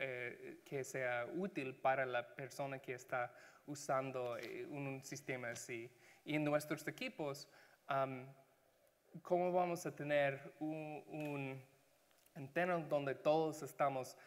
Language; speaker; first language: Spanish; non-native, learner; English